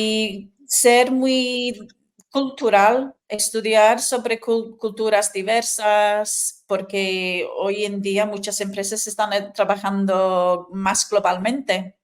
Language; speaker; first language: Spanish; non-native, fluent; English